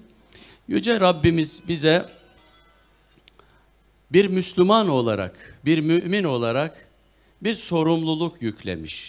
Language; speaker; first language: Turkish; native; Turkish